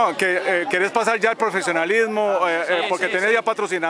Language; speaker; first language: Spanish; native; Spanish